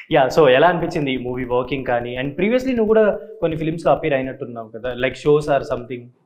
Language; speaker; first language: Telugu; native; Telugu